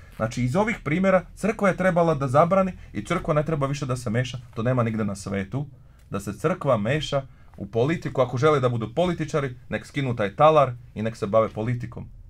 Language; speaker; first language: Croatian; non-native, local second language; Slovak